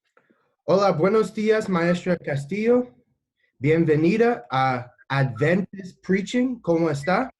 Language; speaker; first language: Spanish; non-native, learner; English